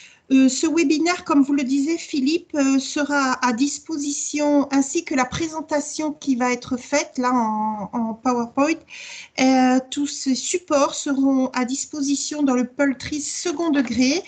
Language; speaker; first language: French; native; French